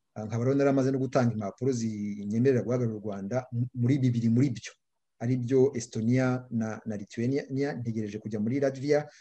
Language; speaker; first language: Kinyarwanda; native; Kinyarwanda